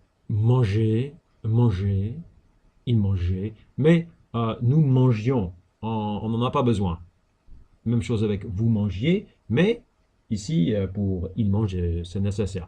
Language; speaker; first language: French; non-native, fluent; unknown